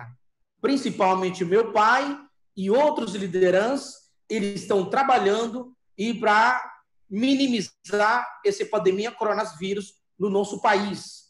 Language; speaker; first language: Portuguese; non-native, local second language; Yanomámi